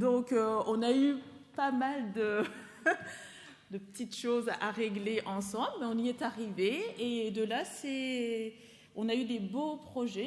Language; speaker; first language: French; native; French